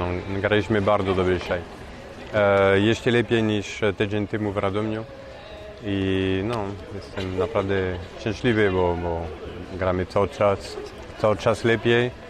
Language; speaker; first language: Polish; non-native, fluent; French